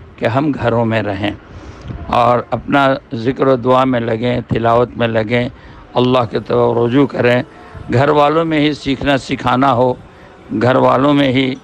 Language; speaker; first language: Urdu; native; Urdu